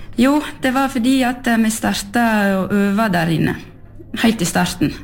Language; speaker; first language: Norwegian; early bilingual, heritage; French